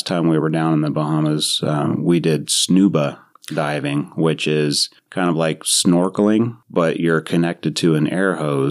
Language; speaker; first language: English; native; English